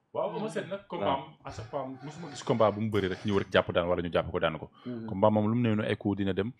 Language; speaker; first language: Wolof; native; Wolof